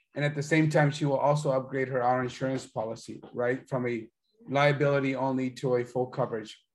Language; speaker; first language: English; early bilingual, other home language; Spanish